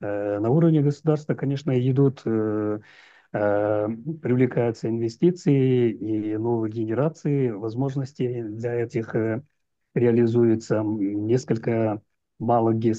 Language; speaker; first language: Russian; non-native, local second language; Uzbek